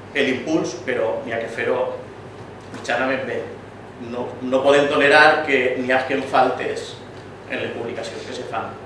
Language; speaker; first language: Catalan; native; Catalan